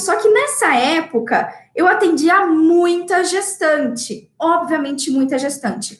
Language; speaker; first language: Portuguese; native; Portuguese